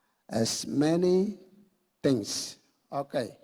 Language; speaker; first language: English; non-native, learner; Indonesian